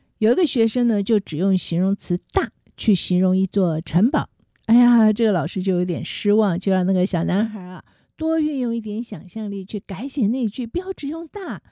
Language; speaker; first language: Chinese; native; Chinese